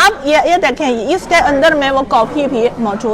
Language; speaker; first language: Hindi; non-native, learner; Chinese